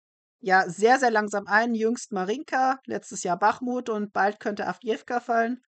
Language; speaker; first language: German; native; German